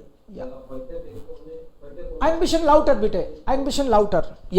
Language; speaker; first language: German; non-native, fluent; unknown